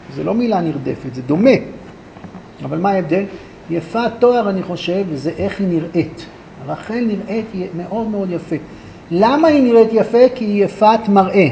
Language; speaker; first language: Hebrew; native; Hebrew